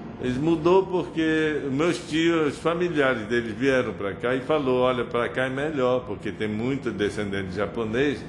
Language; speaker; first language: Portuguese; early bilingual, other home language; Japanese